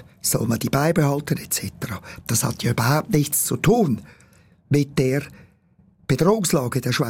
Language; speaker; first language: German; native; German